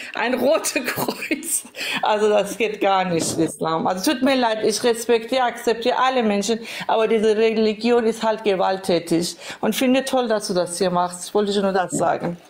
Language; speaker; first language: German; non-native, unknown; Persian